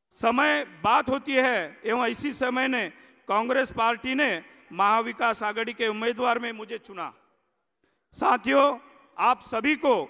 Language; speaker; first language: Hindi; non-native, local second language; Marathi